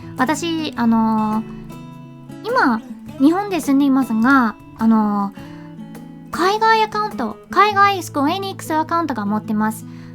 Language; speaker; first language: Japanese; non-native, learner; English